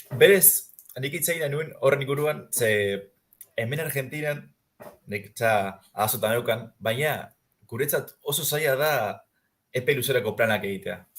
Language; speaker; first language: Basque; non-native, fluent; Spanish